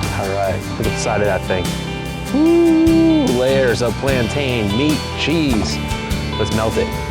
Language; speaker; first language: English; native; English